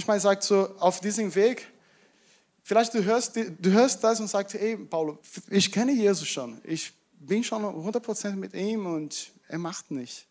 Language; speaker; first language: German; non-native, fluent; Portuguese